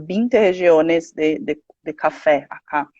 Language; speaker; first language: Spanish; non-native, learner; Portuguese